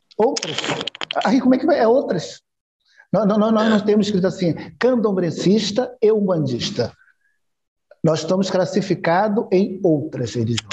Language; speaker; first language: Portuguese; native; Portuguese